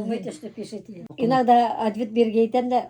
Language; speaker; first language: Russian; non-native, local second language; Bashkir